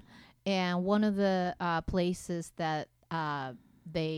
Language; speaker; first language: English; non-native, fluent; Japanese